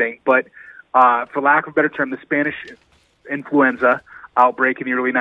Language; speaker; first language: English; native; English